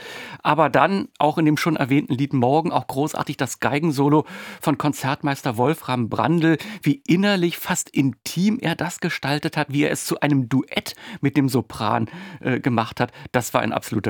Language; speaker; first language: German; native; German